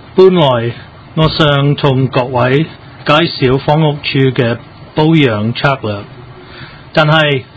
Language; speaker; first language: Cantonese; non-native, learner; English